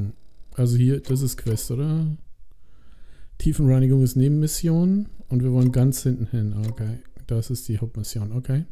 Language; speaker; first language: German; native; German